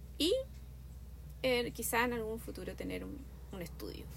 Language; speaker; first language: Spanish; native; Spanish